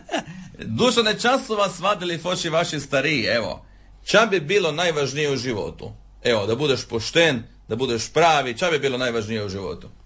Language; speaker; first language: Serbian; native; Serbian